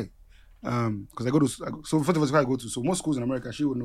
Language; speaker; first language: English; non-native, local second language; Yoruba